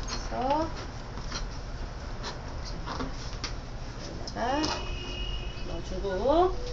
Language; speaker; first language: Korean; native; Korean